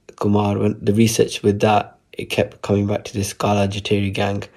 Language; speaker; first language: English; native; English